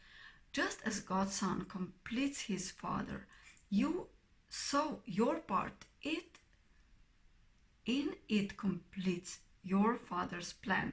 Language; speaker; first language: English; non-native, fluent; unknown